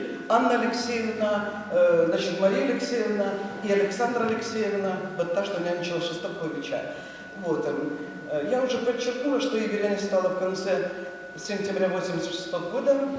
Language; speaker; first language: Russian; native; Russian